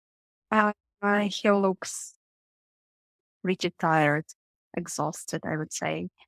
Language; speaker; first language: English; non-native, learner; Russian